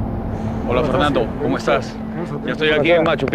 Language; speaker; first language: Spanish; native; Spanish